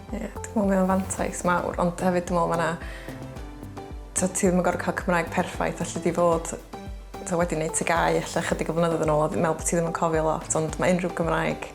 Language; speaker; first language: Welsh; native; Welsh